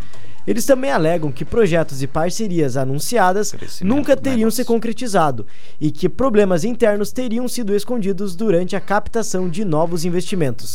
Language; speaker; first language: Portuguese; native; Portuguese